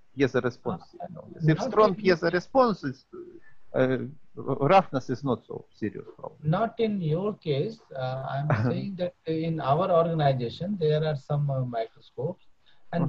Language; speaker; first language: English; non-native, learner; Russian